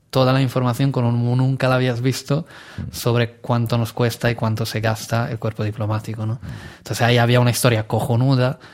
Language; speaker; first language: Spanish; non-native, fluent; Italian